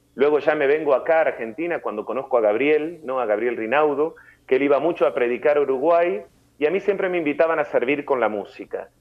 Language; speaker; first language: Spanish; native; Spanish